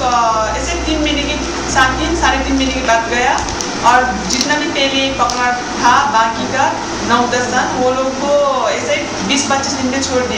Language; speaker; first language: Hindi; non-native, fluent; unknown